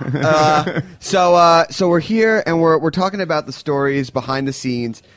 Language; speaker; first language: English; native; English